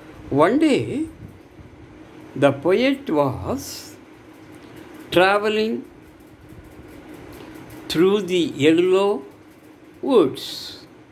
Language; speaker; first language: English; non-native, local second language; Telugu